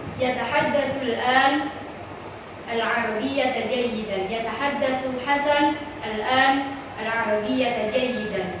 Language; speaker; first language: Arabic; non-native, learner; Indonesian